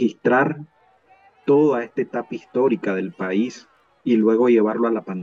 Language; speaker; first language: Spanish; native; Spanish